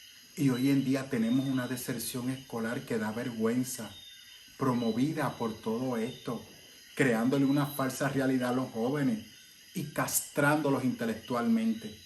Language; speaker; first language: Spanish; native; Spanish